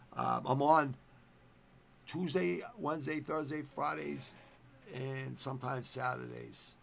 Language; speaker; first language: English; native; English